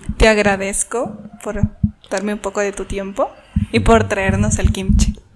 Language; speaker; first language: Spanish; native; Spanish